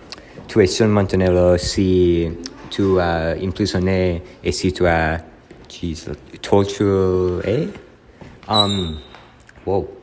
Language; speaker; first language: French; non-native, learner; English